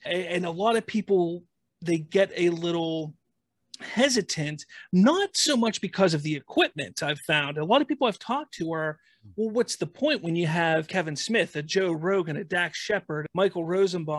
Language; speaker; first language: English; native; English